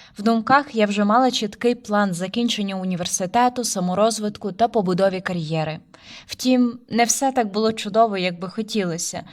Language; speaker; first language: Ukrainian; early bilingual, heritage; Ukrainian